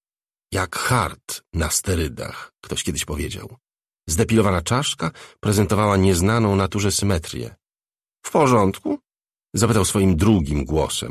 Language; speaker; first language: Polish; native; Polish